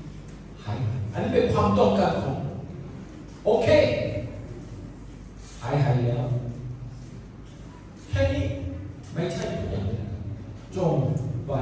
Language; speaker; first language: Thai; non-native, local second language; Lahu